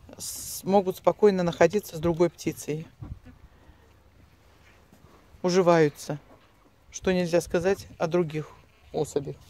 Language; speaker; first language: Russian; native; Russian